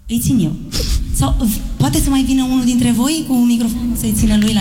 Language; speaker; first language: Romanian; native; Romanian